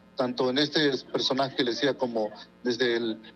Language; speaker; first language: Spanish; non-native, local second language; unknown